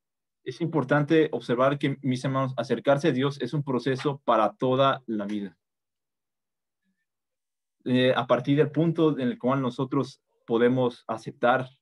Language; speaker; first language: Spanish; native; Spanish